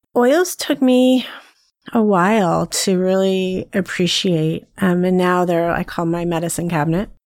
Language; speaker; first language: English; native; English